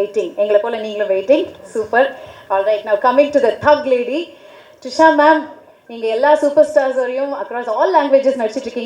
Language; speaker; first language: Tamil; native; Tamil